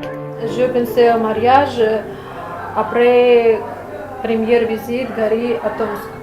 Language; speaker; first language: French; non-native, learner; Russian